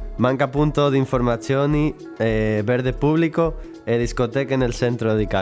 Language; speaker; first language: Italian; non-native, learner; Spanish